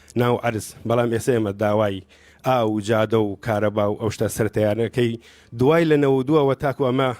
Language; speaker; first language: Central Kurdish; non-native, local second language; Gurani